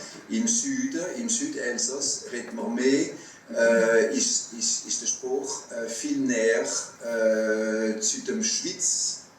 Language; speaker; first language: German; non-native, fluent; French